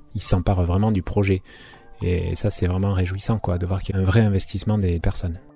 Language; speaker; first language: French; native; French